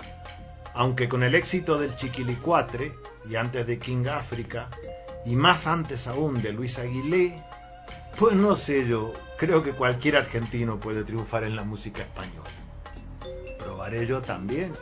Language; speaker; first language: Spanish; native; Spanish